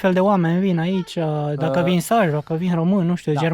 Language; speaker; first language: Romanian; native; Romanian